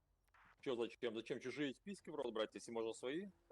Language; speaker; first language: Russian; native; Russian